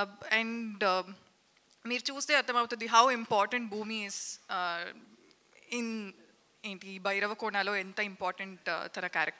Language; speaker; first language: Telugu; non-native, learner; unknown